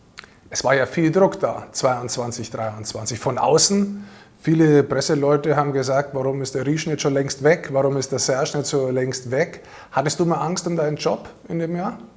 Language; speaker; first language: German; native; German